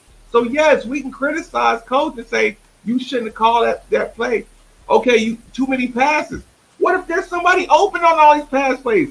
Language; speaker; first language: English; native; English